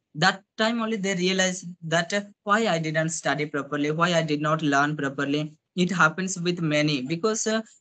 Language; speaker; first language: English; non-native, local second language; Odia